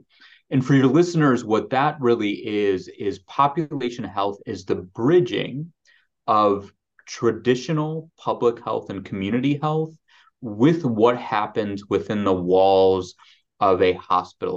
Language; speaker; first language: English; native; English